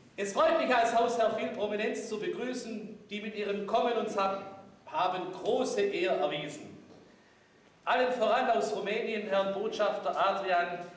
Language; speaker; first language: German; native; German